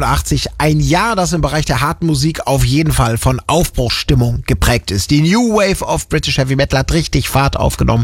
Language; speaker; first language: German; native; German